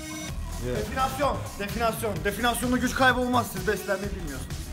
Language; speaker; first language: Turkish; native; Turkish